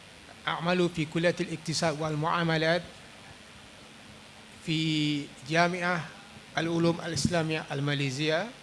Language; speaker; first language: Arabic; non-native, fluent; Malay